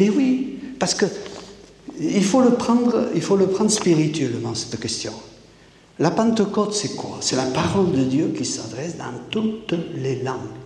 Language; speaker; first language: French; native; French